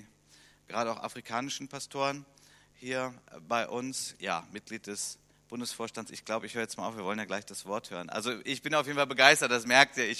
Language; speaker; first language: German; native; German